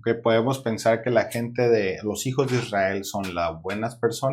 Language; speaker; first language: Spanish; native; Spanish